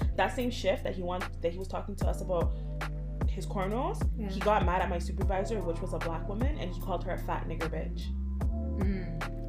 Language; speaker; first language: English; early bilingual, other home language; Akan